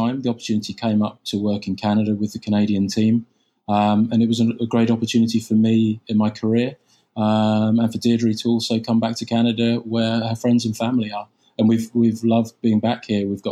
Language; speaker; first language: English; native; English